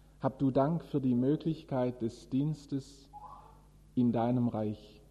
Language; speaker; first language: German; native; German